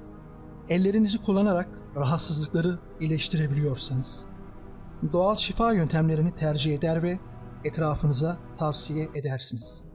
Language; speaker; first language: Turkish; native; Turkish